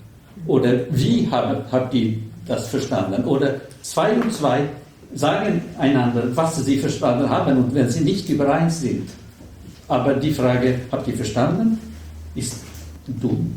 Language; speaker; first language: German; non-native, learner; Swedish